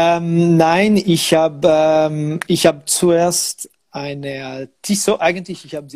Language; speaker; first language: German; non-native, local second language; French